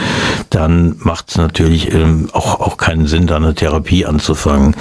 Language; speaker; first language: German; native; German